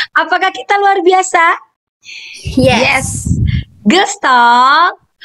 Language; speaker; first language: Indonesian; native; Indonesian